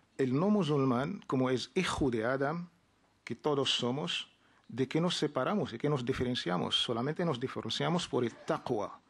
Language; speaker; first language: Spanish; non-native, fluent; Arabic